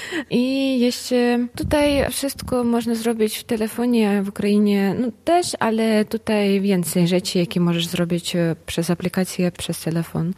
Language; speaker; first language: Polish; non-native, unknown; Ukrainian